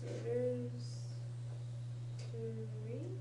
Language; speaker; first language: Japanese; non-native, learner; English